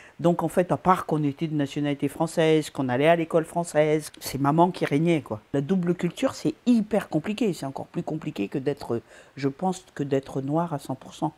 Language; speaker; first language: French; non-native, local second language; Malagasy